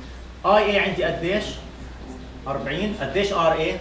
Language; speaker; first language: Arabic; native; Arabic